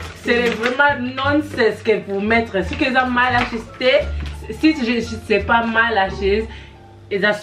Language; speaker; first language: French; early bilingual, heritage; French